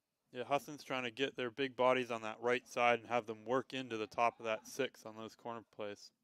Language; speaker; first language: English; native; English